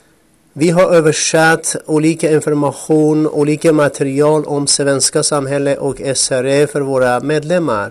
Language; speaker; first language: Swedish; non-native, fluent; Kurdish